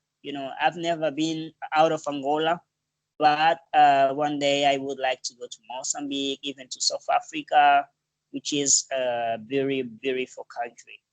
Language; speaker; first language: English; non-native, learner; Portuguese